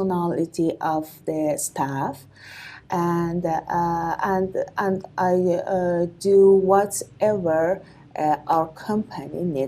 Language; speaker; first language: English; non-native, learner; Persian